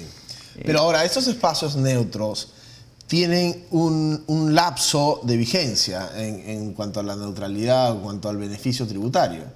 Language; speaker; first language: Spanish; native; Spanish